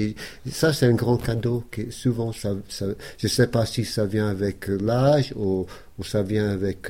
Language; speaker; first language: French; non-native, fluent; English